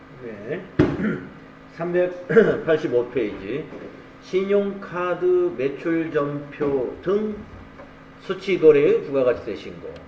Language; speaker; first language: Korean; native; Korean